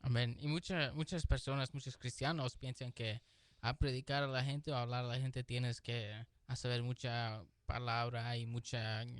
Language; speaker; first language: Spanish; early bilingual, heritage; Spanish